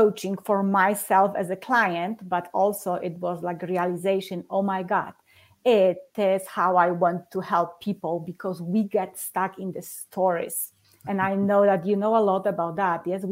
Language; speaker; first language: English; non-native, fluent; Polish